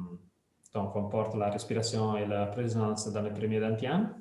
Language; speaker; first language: French; non-native, fluent; Italian